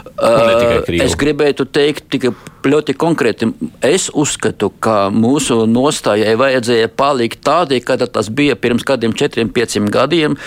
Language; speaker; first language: Latvian; non-native, local second language; Russian